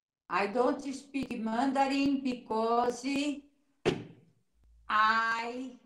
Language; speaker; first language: English; non-native, learner; Portuguese